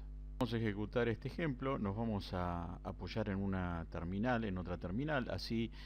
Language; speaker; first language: Spanish; native; Spanish